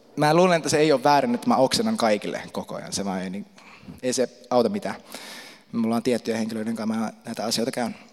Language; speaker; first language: Finnish; native; Finnish